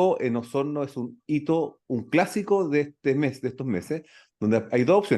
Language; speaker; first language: Spanish; native; Spanish